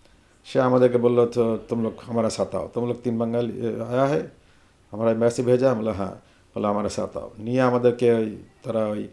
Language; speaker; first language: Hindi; non-native, learner; Bangla